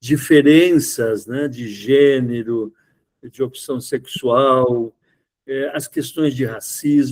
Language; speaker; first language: Portuguese; native; Portuguese